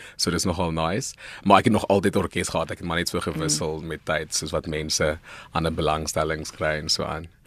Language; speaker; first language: Afrikaans; non-native, local second language; Northern Sotho